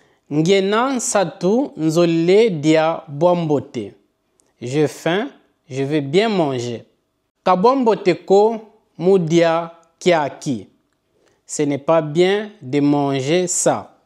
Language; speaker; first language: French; non-native, local second language; Kongo